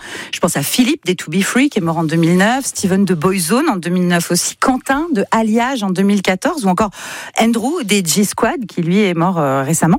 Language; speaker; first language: French; native; French